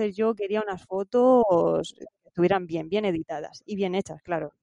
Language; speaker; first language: Spanish; native; Spanish